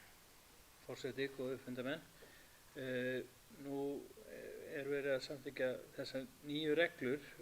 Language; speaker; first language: Icelandic; native; Icelandic